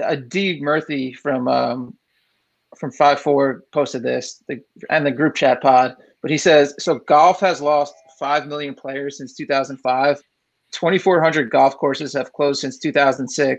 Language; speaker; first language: English; native; English